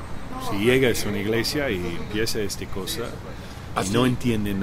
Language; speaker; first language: Spanish; non-native, learner; English